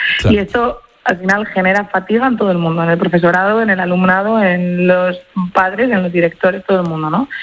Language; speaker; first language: Spanish; native; Spanish